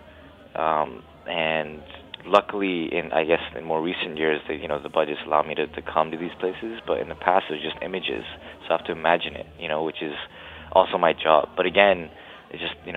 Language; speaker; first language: English; non-native, local second language; Cantonese